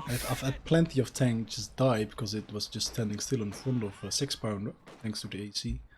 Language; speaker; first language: English; non-native, fluent; Dutch